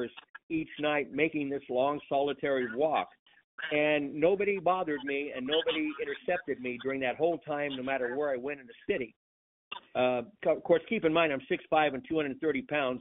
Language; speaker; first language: English; native; English